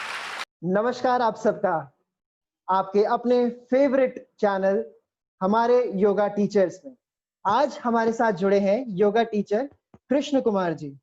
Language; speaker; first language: Hindi; native; Hindi